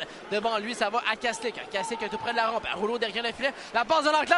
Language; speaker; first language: French; native; French